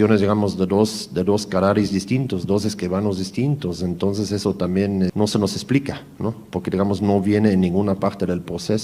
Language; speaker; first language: Spanish; native; Spanish